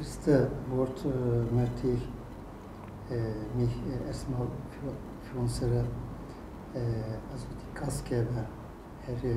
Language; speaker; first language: German; non-native, learner; Turkish